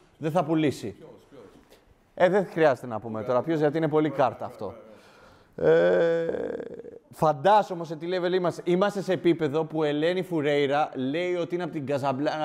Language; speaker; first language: Greek; early bilingual, other home language; Albanian